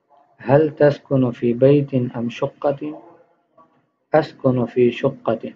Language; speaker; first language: Arabic; non-native, fluent; Urdu